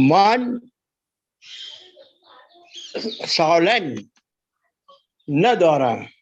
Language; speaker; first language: Persian; non-native, learner; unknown